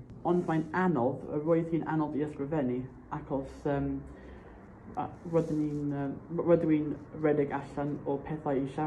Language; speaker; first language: Welsh; non-native, local second language; English